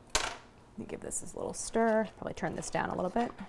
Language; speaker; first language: English; native; English